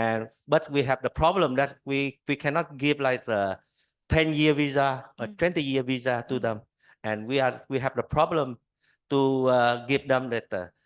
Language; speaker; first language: English; non-native, learner; Vietnamese